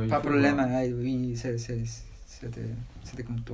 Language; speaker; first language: French; non-native, learner; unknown